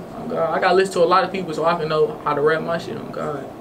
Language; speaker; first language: English; native; English